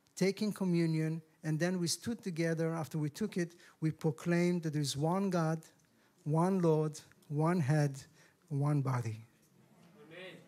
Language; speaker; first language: English; non-native, fluent; Hebrew